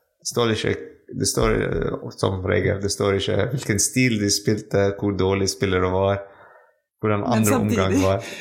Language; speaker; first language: Norwegian; non-native, fluent; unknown